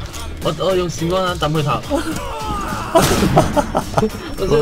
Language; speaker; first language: Chinese; native; Chinese